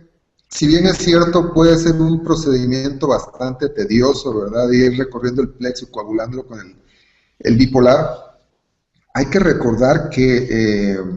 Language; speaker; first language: Spanish; native; Spanish